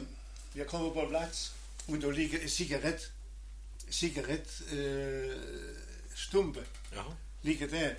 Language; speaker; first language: Norwegian; non-native, learner; German